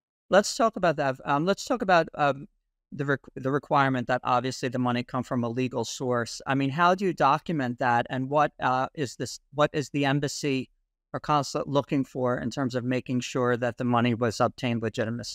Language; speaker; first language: English; native; English